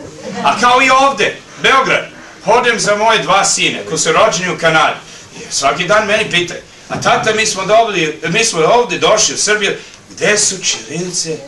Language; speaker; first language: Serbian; early bilingual, heritage; Serbian